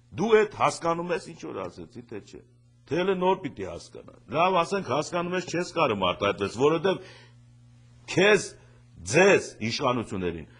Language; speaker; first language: Armenian; native; Armenian